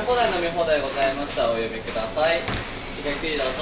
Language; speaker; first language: Japanese; native; Japanese